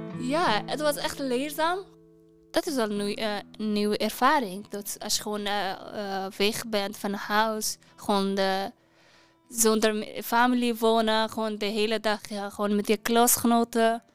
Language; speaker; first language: Dutch; non-native, learner; Persian